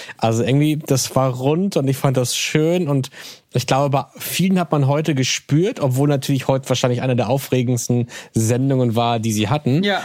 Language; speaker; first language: German; native; German